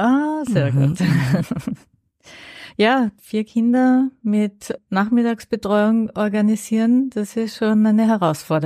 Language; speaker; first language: German; native; German